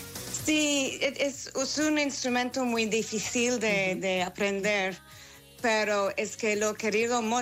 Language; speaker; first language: Spanish; non-native, fluent; English